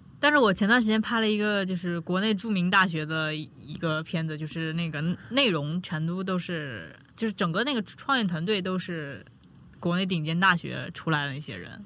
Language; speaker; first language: Chinese; native; Chinese